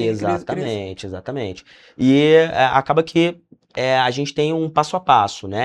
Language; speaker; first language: Portuguese; native; Portuguese